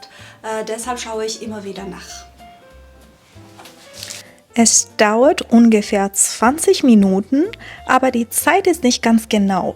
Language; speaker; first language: German; non-native, fluent; Persian